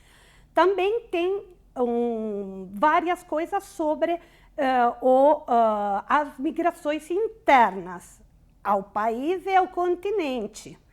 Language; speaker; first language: Portuguese; non-native, fluent; Italian